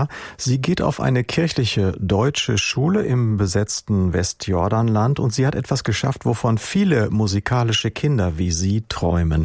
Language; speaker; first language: German; native; German